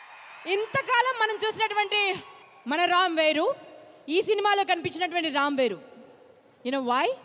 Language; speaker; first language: Telugu; native; Telugu